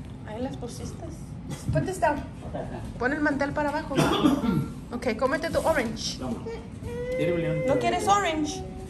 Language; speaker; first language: Spanish; early bilingual, other home language; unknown